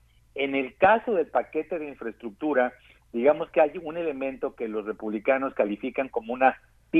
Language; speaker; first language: Spanish; native; Spanish